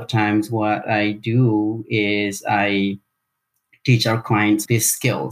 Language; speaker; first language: English; non-native, fluent; Spanish